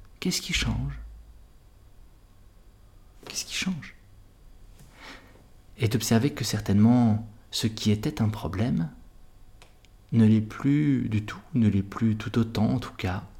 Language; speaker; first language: French; native; French